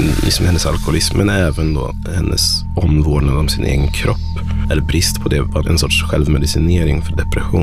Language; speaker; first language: Swedish; native; Swedish